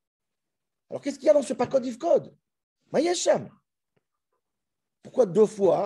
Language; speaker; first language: French; native; French